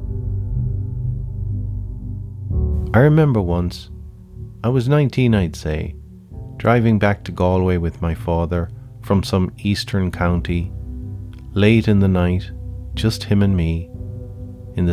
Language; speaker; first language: English; native; English